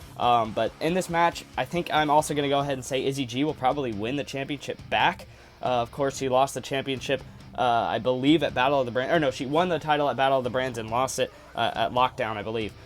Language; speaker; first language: English; native; English